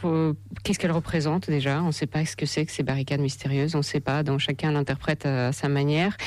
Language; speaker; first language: French; non-native, fluent; Russian